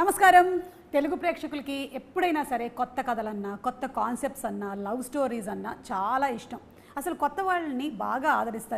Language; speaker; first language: Telugu; native; Telugu